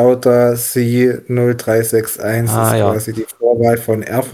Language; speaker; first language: German; native; German